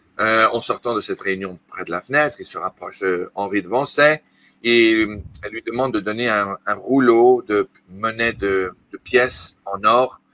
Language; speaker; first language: French; native; French